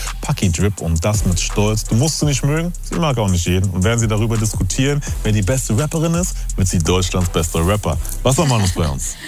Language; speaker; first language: German; native; German